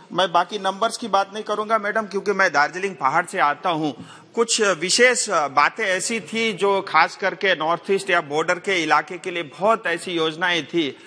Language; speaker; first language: Hindi; non-native, local second language; Nepali